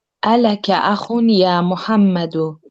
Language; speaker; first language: Arabic; non-native, learner; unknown